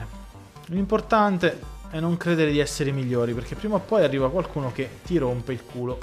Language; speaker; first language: Italian; native; Italian